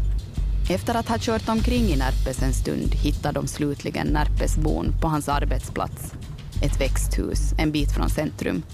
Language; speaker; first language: Swedish; native; Swedish